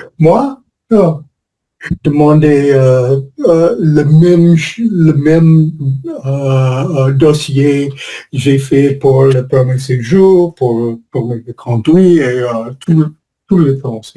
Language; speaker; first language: French; non-native, learner; English